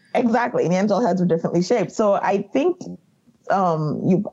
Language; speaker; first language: English; non-native, local second language; Yoruba